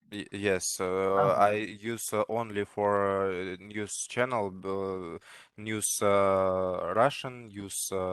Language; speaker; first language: English; non-native, learner; Russian